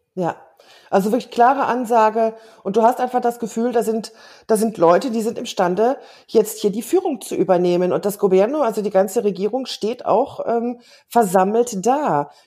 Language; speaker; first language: German; native; German